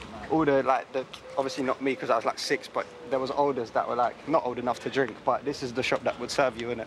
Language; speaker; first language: English; early bilingual, other home language; Polish